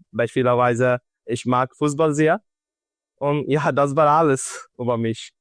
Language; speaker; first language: German; non-native, learner; Bangla